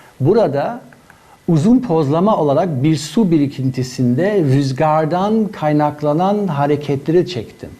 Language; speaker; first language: Turkish; non-native, fluent; German